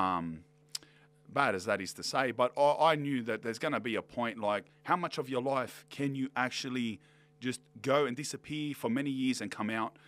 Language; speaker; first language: English; native; English